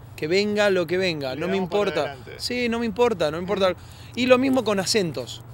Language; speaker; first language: Spanish; native; Spanish